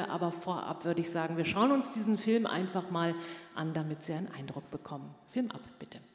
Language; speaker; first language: German; native; German